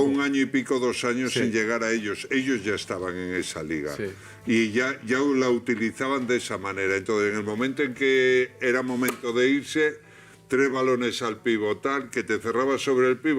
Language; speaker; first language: Spanish; native; Spanish